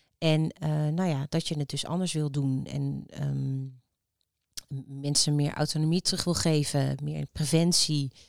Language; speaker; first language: Dutch; native; Dutch